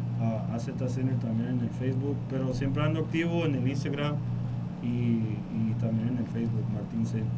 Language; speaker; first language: Spanish; early bilingual, heritage; Spanish